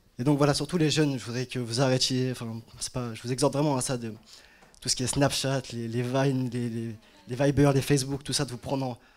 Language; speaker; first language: French; native; French